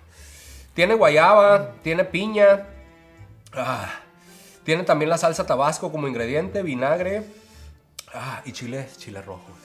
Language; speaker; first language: Spanish; native; Spanish